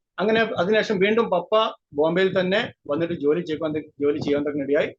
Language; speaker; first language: Malayalam; native; Malayalam